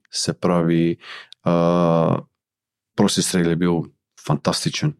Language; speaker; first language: Slovenian; early bilingual, other home language; Bosnian